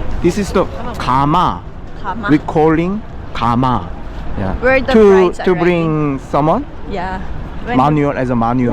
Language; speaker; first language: English; non-native, learner; Korean